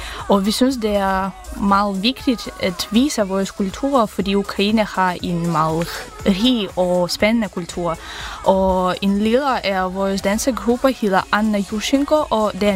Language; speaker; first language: Danish; non-native, learner; Ukrainian